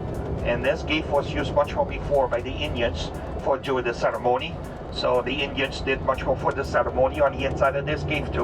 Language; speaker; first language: English; non-native, fluent; Papiamento